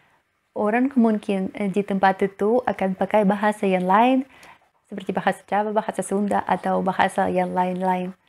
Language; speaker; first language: Indonesian; non-native, learner; Russian